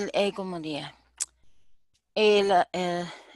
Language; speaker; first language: French; non-native, learner; Chinese